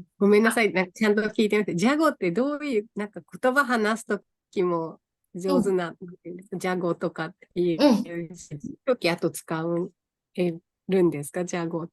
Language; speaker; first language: Japanese; native; Japanese